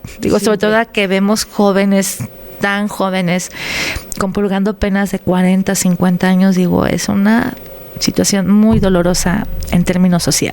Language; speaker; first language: Spanish; native; Spanish